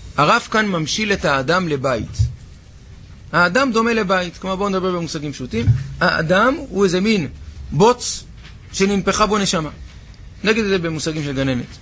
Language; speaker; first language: Hebrew; native; Hebrew